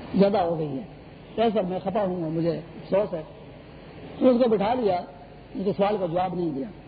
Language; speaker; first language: Urdu; non-native, local second language; Pashto